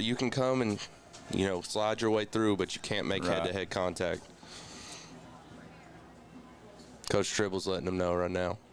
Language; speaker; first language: English; native; English